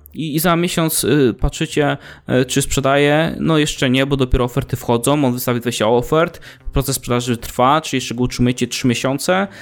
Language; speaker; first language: Polish; native; Polish